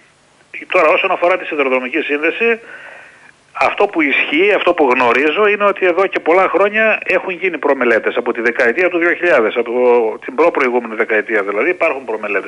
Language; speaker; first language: Greek; native; Greek